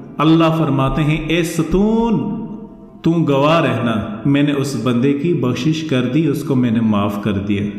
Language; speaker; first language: Urdu; non-native, local second language; Northern Hindko